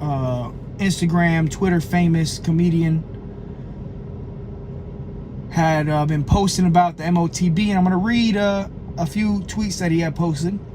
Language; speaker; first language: English; native; English